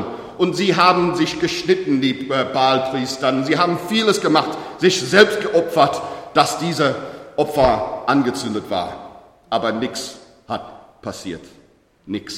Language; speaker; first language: German; non-native, learner; English